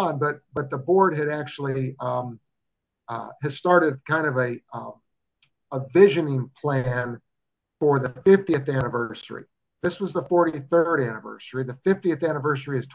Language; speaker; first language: English; native; English